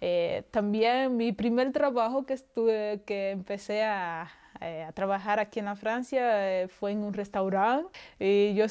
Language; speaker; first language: Spanish; non-native, local second language; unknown